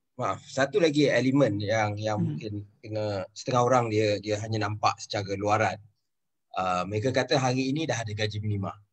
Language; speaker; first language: Malay; native; Malay